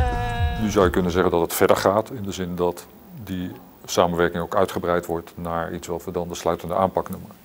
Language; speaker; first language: Dutch; native; Dutch